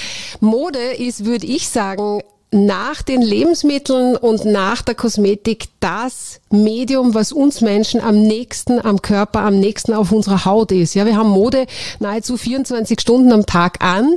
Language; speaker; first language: German; native; German